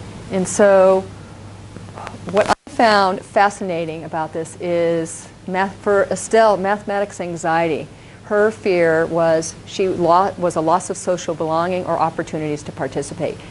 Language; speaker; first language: English; native; English